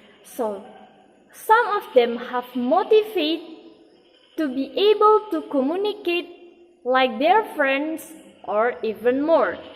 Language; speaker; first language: English; non-native, learner; Indonesian